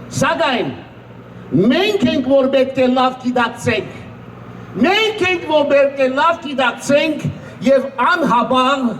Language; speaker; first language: Armenian; early bilingual, other home language; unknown